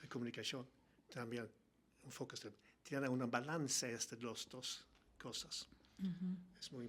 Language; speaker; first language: Spanish; non-native, learner; Swedish